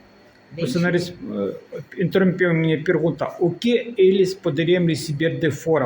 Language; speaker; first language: Portuguese; non-native, fluent; Russian